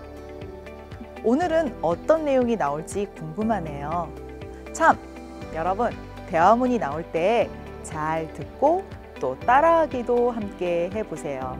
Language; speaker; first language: Korean; native; Korean